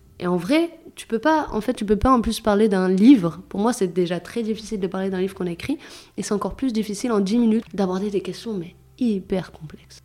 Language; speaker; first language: French; early bilingual, other home language; Arabic